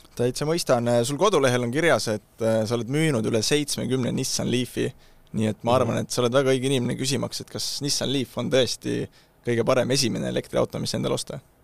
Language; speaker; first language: Estonian; native; Estonian